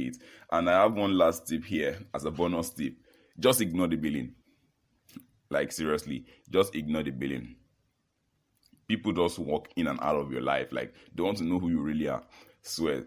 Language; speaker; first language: English; non-native, local second language; Yoruba